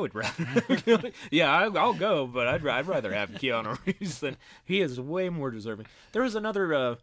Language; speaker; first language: English; native; English